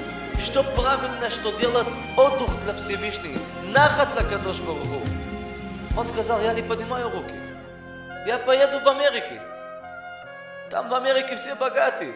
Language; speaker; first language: Russian; early bilingual, heritage; Russian